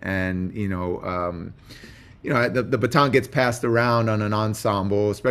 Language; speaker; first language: English; native; English